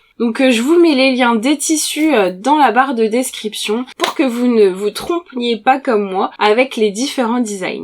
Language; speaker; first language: French; native; French